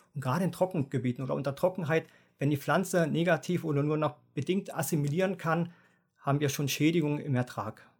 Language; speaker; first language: German; native; German